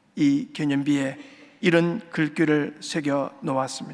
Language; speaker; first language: Korean; native; Korean